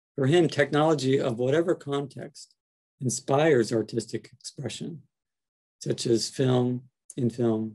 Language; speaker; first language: English; native; English